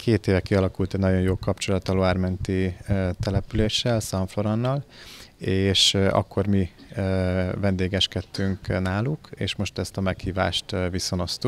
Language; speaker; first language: Hungarian; native; Hungarian